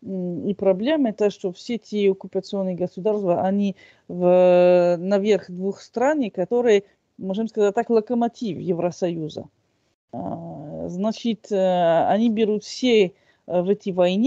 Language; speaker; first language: Russian; non-native, fluent; French